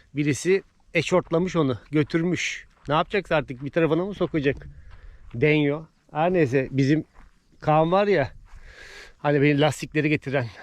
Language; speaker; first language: Turkish; native; Turkish